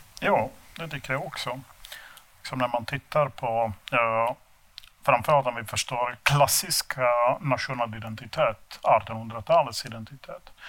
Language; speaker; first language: Swedish; non-native, fluent; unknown